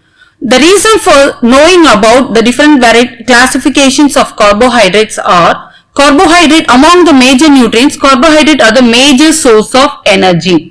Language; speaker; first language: English; non-native, local second language; Tamil